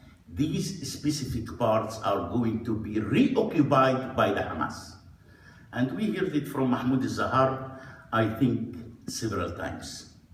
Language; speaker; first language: English; non-native, fluent; Arabic